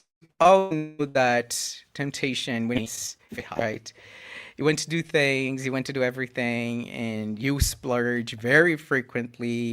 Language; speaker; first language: English; non-native, fluent; Portuguese